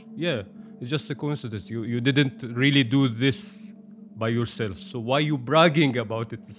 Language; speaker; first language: English; non-native, fluent; Arabic